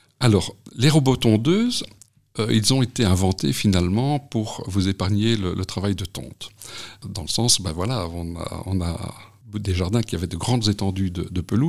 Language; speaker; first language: French; native; French